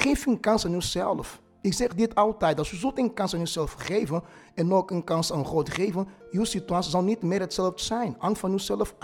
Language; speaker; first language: Dutch; non-native, fluent; Portuguese